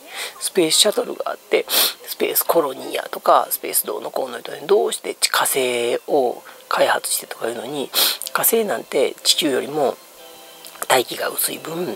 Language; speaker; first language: Japanese; native; Japanese